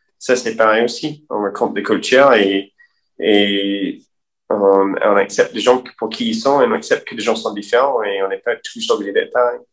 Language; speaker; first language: French; non-native, fluent; English